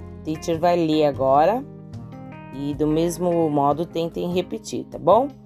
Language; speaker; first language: Portuguese; native; Portuguese